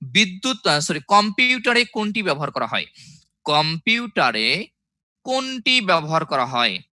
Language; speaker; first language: Bangla; native; Bangla